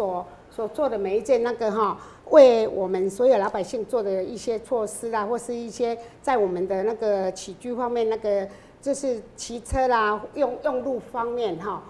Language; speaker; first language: Chinese; non-native, local second language; Min Nan Chinese